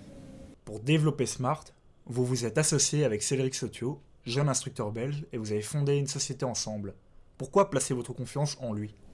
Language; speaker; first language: French; native; French